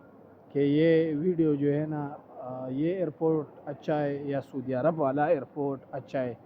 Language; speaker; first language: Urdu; non-native, local second language; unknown